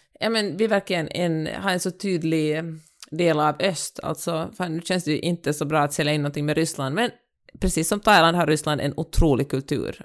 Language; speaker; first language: Swedish; native; Swedish